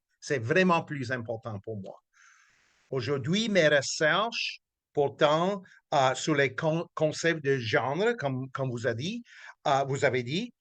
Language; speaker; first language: French; non-native, local second language; English